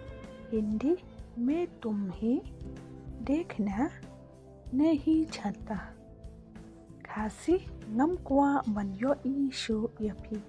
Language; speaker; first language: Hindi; non-native, local second language; Khasi